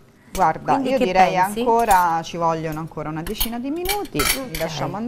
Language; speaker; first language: Italian; native; Italian